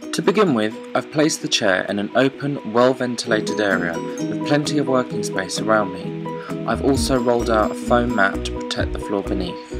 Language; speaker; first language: English; native; English